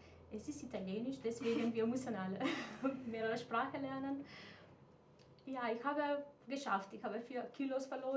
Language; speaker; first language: German; non-native, fluent; Macedonian